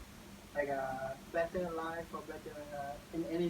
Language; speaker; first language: English; non-native, learner; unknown